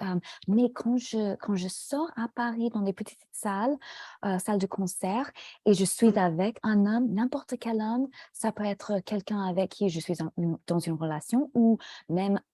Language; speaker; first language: French; non-native, fluent; English